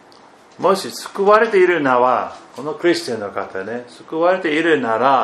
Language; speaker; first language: Japanese; non-native, fluent; German